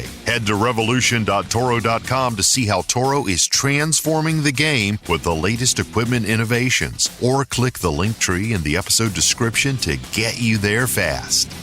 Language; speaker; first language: English; native; English